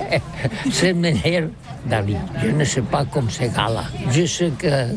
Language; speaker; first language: French; non-native, learner; Catalan